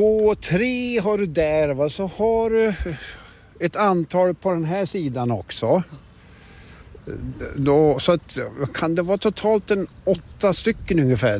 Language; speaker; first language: Swedish; native; Swedish